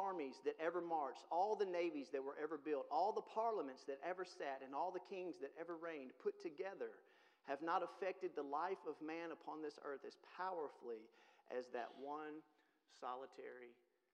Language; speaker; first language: English; native; English